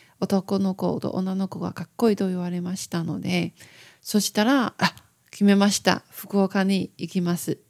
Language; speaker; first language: Japanese; non-native, learner; Chinese